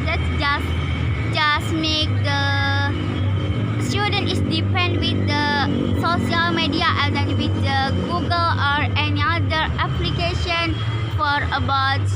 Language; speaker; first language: English; non-native, learner; Indonesian